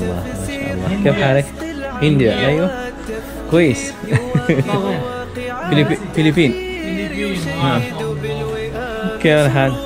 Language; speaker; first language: Arabic; non-native, learner; Filipino